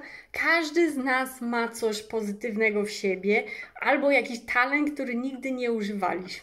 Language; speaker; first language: Polish; early bilingual, heritage; English